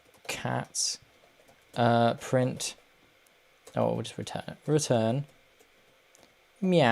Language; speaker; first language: English; native; English